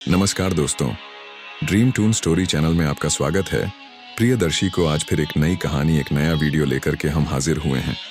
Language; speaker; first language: Hindi; native; Hindi